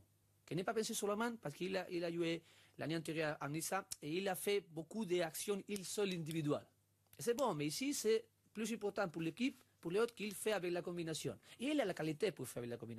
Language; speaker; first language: French; non-native, learner; Spanish